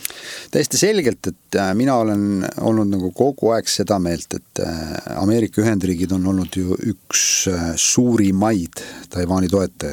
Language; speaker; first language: Estonian; native; Estonian